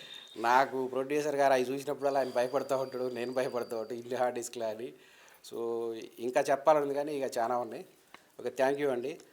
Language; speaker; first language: Telugu; native; Telugu